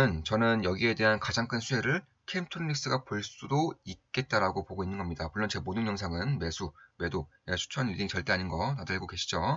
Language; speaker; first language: Korean; native; Korean